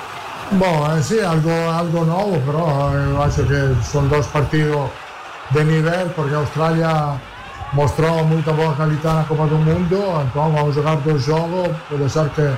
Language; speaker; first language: Portuguese; non-native, fluent; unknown